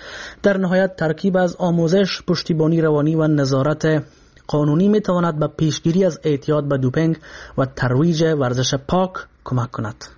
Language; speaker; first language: Persian; native; Persian